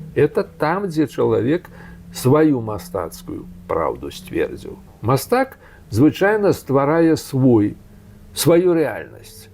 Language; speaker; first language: Belarusian; native; Belarusian